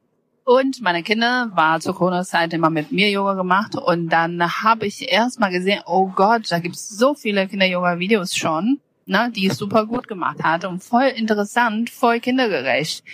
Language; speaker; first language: German; non-native, fluent; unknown